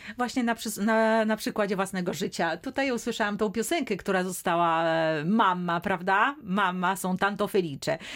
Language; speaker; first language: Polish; native; Polish